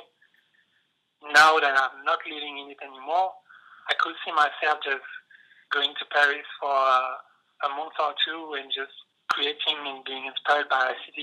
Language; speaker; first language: English; non-native, fluent; French